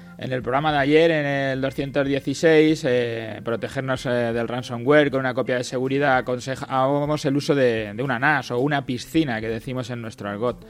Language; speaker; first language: Spanish; native; Spanish